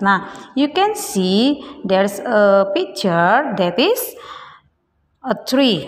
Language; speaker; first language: English; non-native, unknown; Indonesian